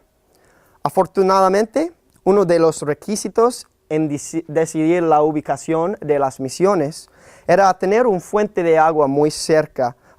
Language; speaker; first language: Spanish; non-native, fluent; English